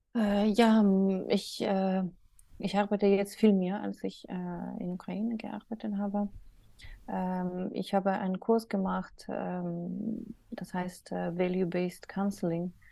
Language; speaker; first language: German; non-native, learner; Russian